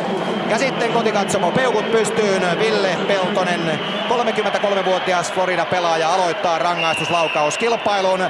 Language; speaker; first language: Finnish; native; Finnish